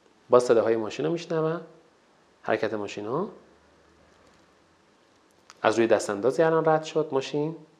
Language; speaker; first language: Persian; non-native, local second language; Azerbaijani